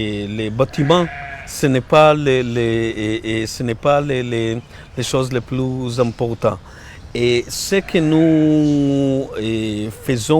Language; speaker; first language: French; non-native, learner; Hebrew